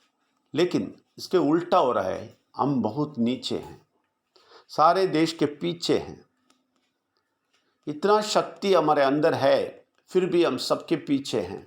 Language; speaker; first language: Hindi; non-native, local second language; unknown